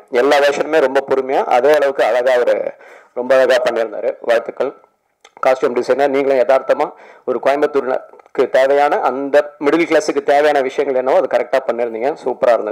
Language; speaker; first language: Tamil; native; Tamil